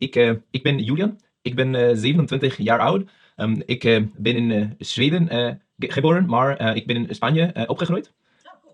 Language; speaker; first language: Dutch; non-native, learner; Spanish